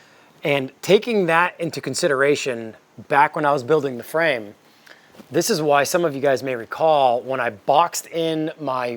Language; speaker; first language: English; native; English